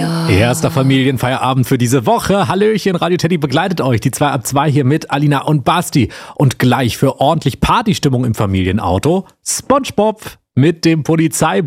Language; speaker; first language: German; native; German